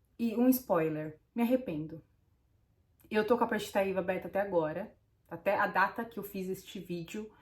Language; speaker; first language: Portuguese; native; Portuguese